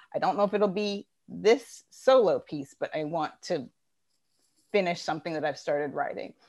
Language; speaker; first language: English; early bilingual, other home language; Ganda